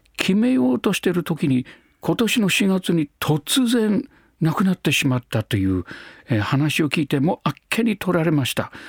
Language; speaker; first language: Japanese; non-native, fluent; English